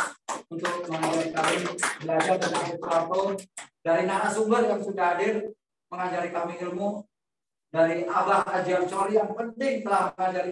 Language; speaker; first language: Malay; non-native, local second language; Javanese